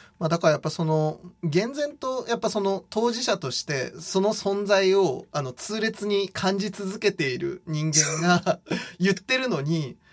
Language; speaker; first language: Japanese; native; Japanese